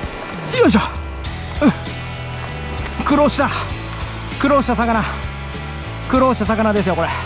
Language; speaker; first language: Japanese; native; Japanese